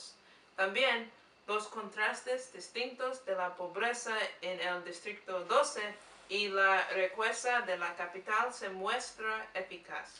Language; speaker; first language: Spanish; non-native, learner; English